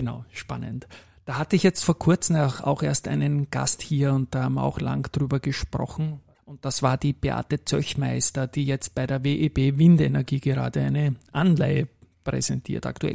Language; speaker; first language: German; native; German